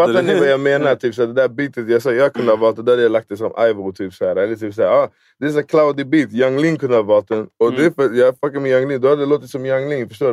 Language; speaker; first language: Swedish; native; Swedish